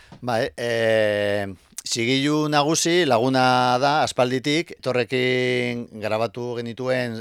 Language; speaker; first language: Basque; non-native, local second language; Spanish